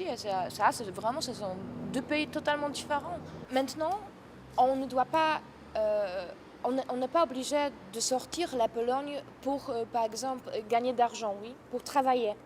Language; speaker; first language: French; non-native, fluent; Polish